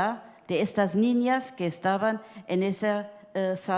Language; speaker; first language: Spanish; early bilingual, heritage; Spanish